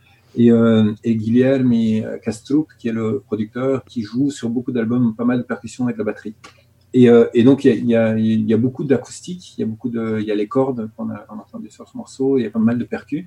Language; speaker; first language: French; native; French